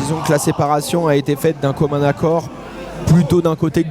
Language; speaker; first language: French; native; French